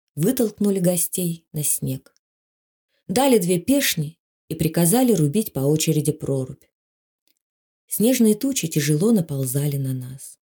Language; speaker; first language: Russian; non-native, local second language; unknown